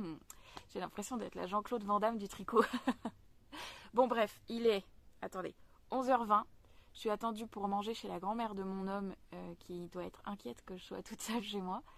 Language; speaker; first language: French; native; French